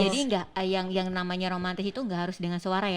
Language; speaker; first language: Indonesian; native; Indonesian